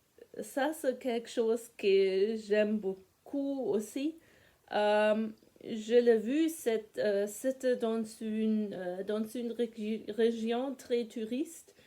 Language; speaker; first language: French; non-native, fluent; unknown